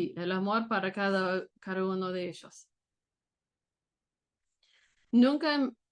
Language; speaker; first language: Spanish; non-native, learner; English